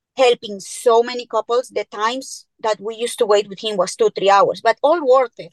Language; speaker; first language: English; non-native, fluent; Spanish